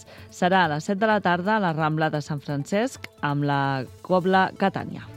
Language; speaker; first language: Catalan; native; Catalan